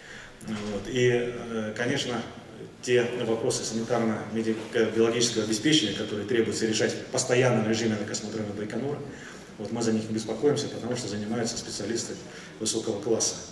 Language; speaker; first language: Russian; native; Russian